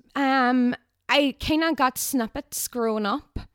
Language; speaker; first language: English; native; English